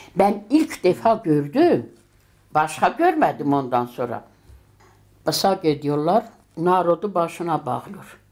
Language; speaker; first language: Turkish; early bilingual, heritage; Turkish